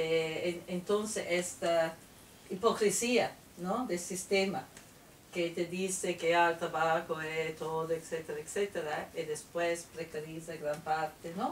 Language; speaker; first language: Spanish; non-native, fluent; Italian